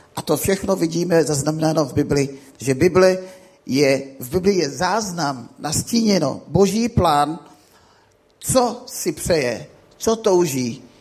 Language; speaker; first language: Czech; non-native, fluent; Akan